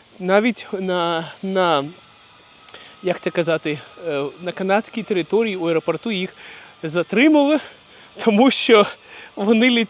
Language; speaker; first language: Ukrainian; non-native, local second language; Russian